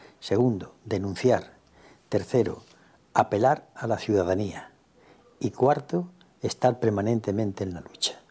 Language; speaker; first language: Spanish; native; Spanish